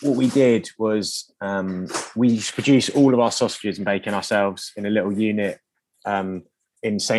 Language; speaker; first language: English; native; English